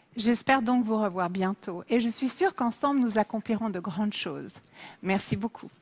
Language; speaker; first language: French; native; French